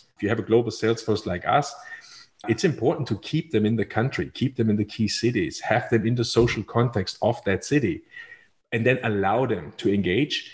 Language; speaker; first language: English; non-native, fluent; German